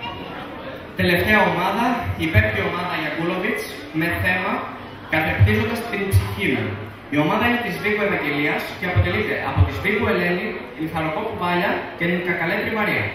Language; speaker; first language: Greek; native; Greek